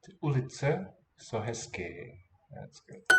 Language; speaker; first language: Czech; non-native, learner; English